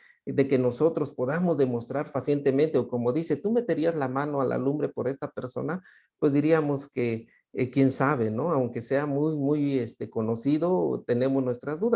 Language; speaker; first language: Spanish; native; Spanish